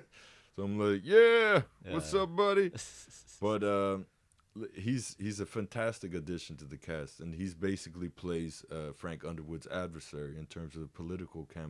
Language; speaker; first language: English; native; English